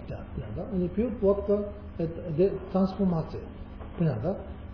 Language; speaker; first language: Russian; non-native, learner; Tibetan